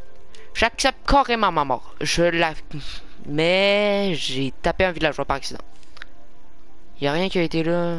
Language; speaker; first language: French; native; French